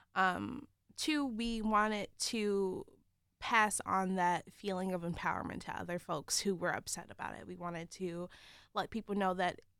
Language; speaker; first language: English; native; English